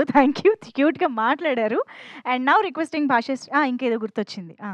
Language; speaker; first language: Telugu; native; Telugu